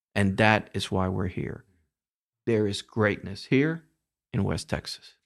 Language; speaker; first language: English; early bilingual, other home language; Spanish